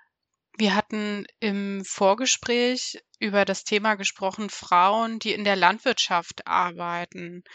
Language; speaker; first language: German; native; German